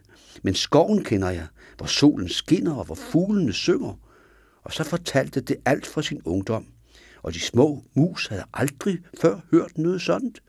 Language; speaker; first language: Danish; native; Danish